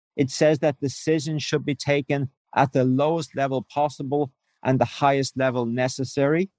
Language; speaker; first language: English; native; English